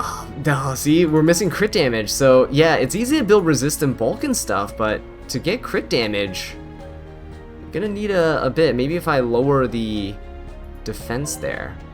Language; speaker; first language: English; native; English